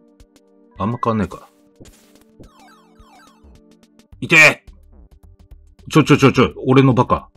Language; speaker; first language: Japanese; native; Japanese